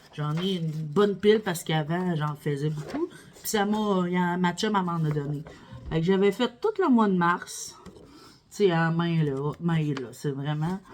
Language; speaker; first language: French; native; French